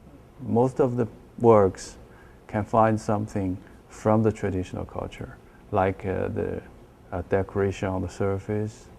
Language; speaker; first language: English; non-native, learner; Chinese